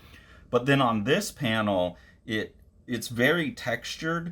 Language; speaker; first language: English; native; English